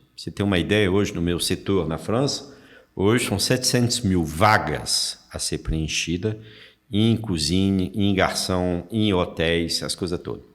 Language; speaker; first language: Portuguese; non-native, fluent; French